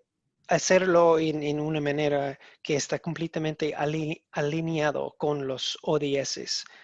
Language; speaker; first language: Spanish; non-native, learner; English